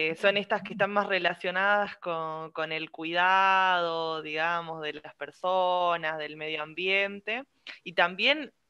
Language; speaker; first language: Spanish; native; Spanish